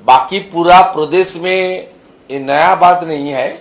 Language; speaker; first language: Hindi; non-native, local second language; Bangla